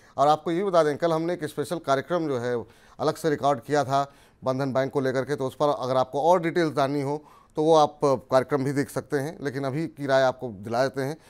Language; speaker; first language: Hindi; native; Hindi